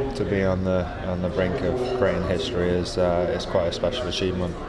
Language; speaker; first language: English; native; English